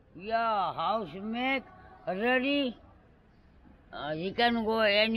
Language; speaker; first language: English; non-native, learner; Nepali